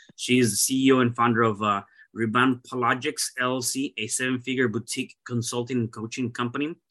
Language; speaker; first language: English; early bilingual, other home language; Spanish